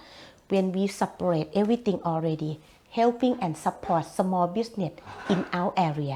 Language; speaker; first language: English; non-native, learner; Thai